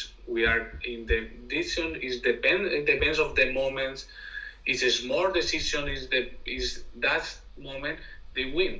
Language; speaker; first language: English; non-native, learner; Spanish